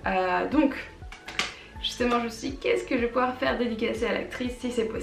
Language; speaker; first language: French; native; French